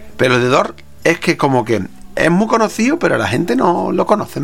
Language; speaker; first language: Spanish; native; Spanish